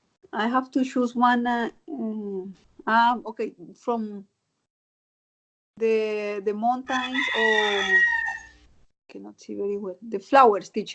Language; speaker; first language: English; non-native, learner; Spanish